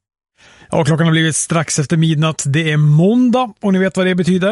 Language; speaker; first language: Swedish; native; Swedish